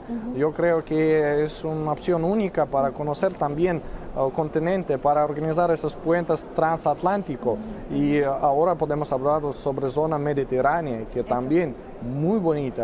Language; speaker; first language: Spanish; non-native, fluent; Russian